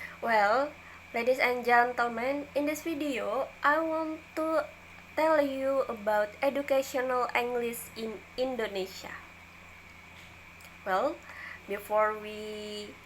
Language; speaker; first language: English; non-native, learner; Indonesian